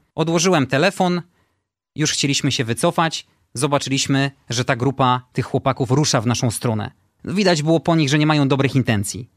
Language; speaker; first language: Polish; native; Polish